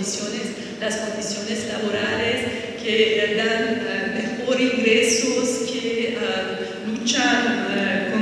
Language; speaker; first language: Spanish; non-native, fluent; French